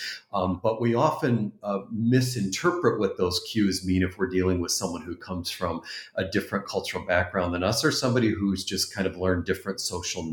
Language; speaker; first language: English; native; English